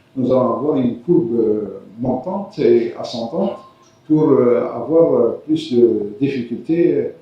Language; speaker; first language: French; non-native, local second language; Arabic